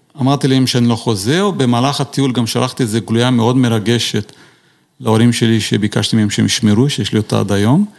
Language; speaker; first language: Hebrew; non-native, fluent; Portuguese